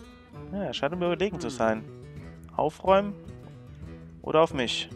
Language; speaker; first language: German; native; German